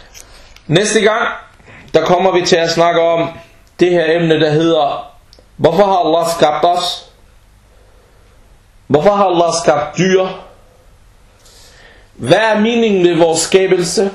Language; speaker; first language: Danish; early bilingual, other home language; Arabic